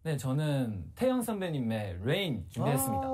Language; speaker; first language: Korean; non-native, learner; Chinese